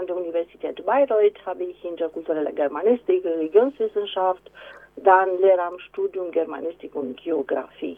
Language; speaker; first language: German; non-native, fluent; Romanian